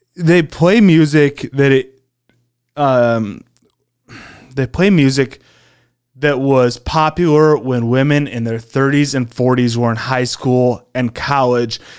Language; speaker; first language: English; native; English